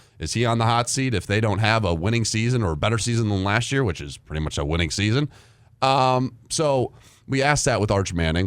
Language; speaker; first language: English; native; English